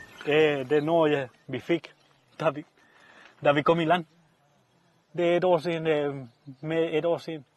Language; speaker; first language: Danish; non-native, fluent; Spanish